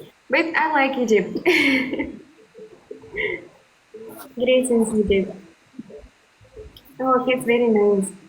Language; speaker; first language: English; non-native, learner; Russian